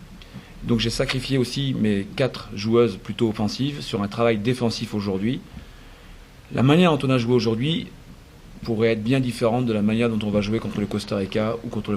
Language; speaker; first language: French; native; French